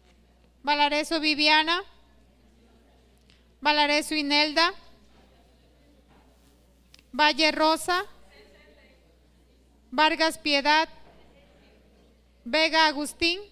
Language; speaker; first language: Spanish; native; Spanish